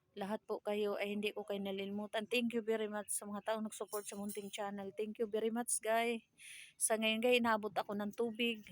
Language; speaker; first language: Filipino; non-native, local second language; Cebuano